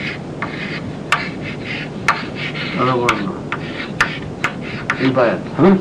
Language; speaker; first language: Russian; non-native, learner; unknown